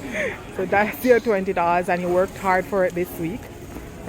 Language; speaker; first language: English; native; English